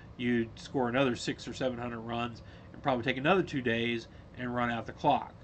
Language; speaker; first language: English; native; English